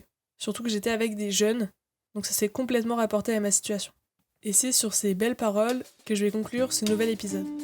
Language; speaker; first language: French; native; French